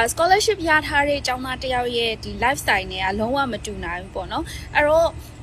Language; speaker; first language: Burmese; native; Burmese